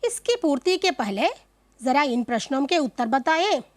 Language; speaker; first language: Hindi; non-native, local second language; Malayalam